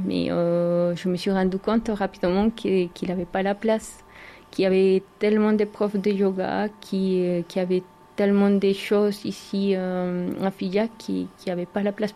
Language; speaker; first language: French; non-native, fluent; Spanish